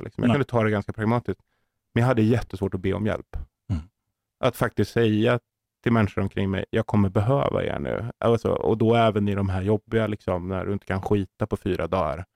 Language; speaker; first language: Swedish; native; Swedish